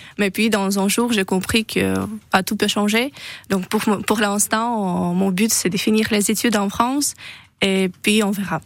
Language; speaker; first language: French; non-native, learner; Russian